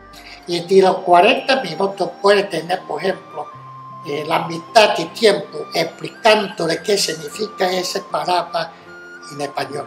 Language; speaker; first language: Spanish; non-native, fluent; Chinese